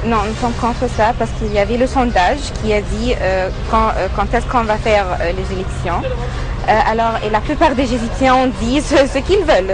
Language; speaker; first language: French; non-native, fluent; Arabic